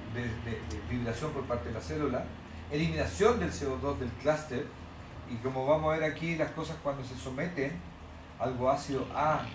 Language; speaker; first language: Spanish; native; Spanish